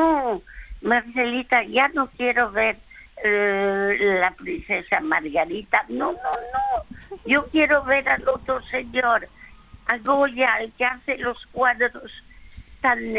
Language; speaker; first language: Spanish; early bilingual, other home language; French